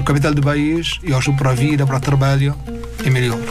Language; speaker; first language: Portuguese; non-native, learner; Arabic